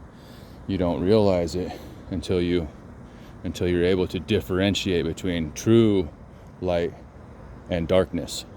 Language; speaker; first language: English; native; English